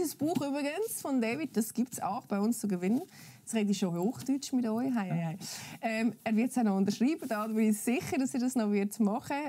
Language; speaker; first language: German; native; German